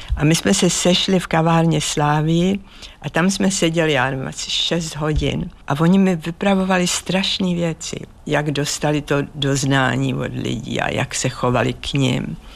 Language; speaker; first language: Czech; native; Czech